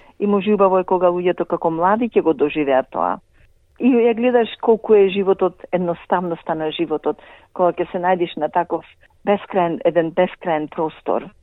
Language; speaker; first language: Macedonian; native; Macedonian